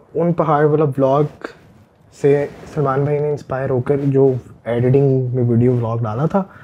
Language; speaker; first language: Urdu; early bilingual, heritage; Urdu